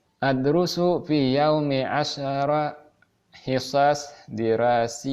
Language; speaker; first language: Arabic; non-native, fluent; Indonesian